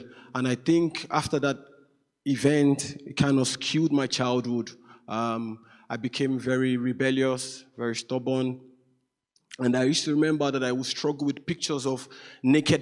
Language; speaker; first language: English; non-native, local second language; Yoruba